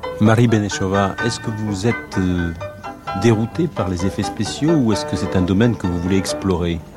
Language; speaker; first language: French; native; French